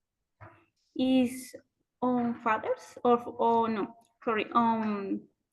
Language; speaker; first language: English; non-native, learner; Spanish